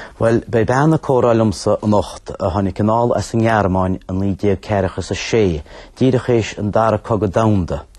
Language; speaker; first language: Irish; native; Irish